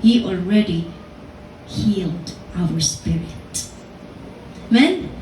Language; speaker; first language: English; non-native, local second language; Filipino